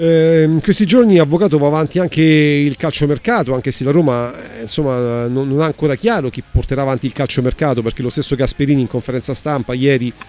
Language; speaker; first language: Italian; native; Italian